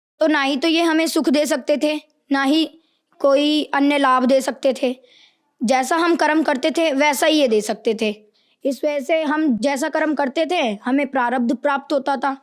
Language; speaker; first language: Hindi; native; Hindi